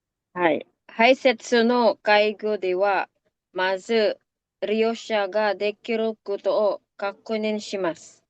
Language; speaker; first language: Japanese; non-native, learner; Filipino